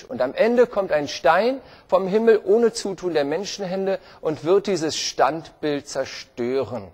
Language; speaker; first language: German; native; German